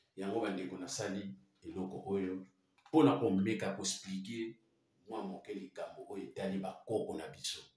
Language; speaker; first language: Lingala; non-native, local second language; Kongo